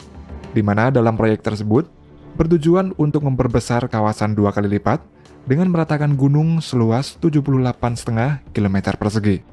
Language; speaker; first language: Indonesian; native; Indonesian